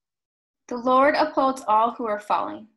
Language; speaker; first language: English; native; English